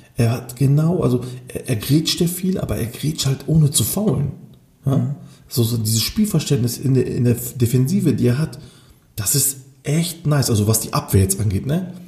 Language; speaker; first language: German; early bilingual, other home language; Turkish